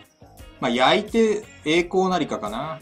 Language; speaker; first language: Japanese; native; Japanese